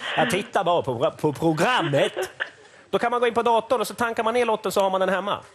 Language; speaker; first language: Swedish; native; Swedish